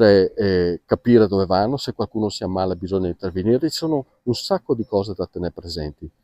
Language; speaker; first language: Italian; native; Italian